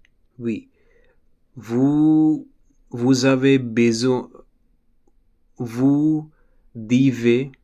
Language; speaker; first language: French; non-native, learner; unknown